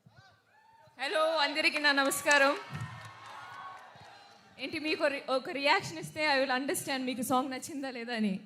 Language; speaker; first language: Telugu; non-native, fluent; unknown